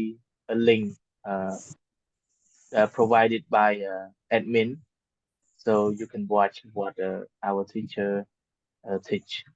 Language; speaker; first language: English; non-native, fluent; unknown